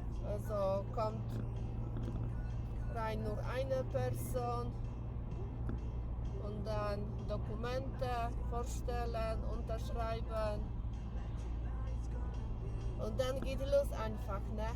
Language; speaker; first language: German; non-native, learner; Polish